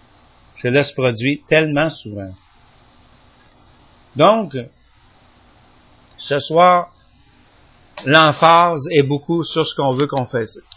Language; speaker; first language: French; native; French